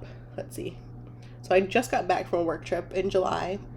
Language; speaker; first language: English; native; English